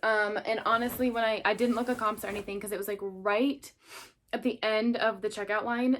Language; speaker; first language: English; native; English